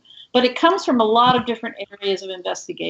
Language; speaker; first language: English; native; English